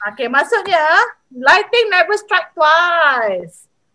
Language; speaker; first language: English; non-native, local second language; Malay